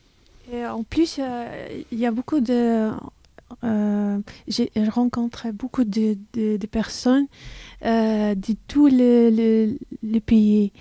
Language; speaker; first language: French; non-native, learner; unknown